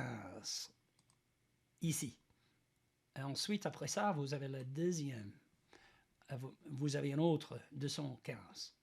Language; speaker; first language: French; non-native, learner; English